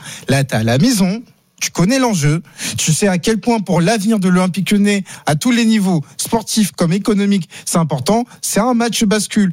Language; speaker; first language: French; native; French